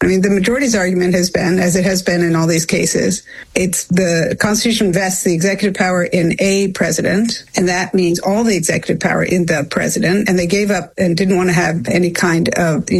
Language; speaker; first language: English; native; English